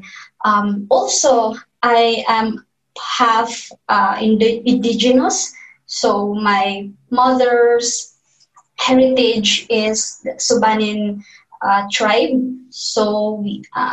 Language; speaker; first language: English; non-native, local second language; Cebuano